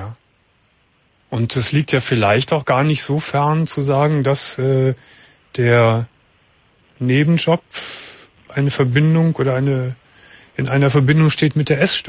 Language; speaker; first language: German; native; German